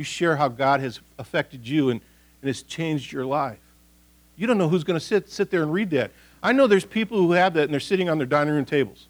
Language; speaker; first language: English; native; English